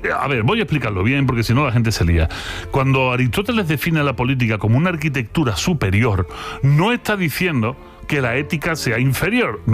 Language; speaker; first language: Spanish; native; Spanish